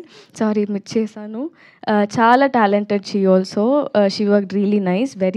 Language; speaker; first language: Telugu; non-native, learner; Tamil